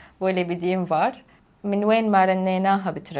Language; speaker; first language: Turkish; non-native, fluent; Arabic